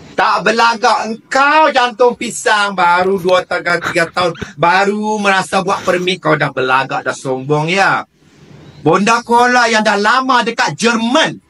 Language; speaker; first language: Malay; native; Malay